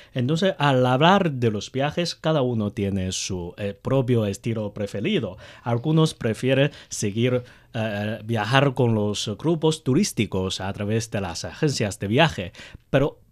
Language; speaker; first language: Spanish; non-native, fluent; Chinese